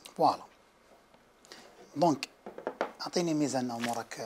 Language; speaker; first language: Arabic; native; Arabic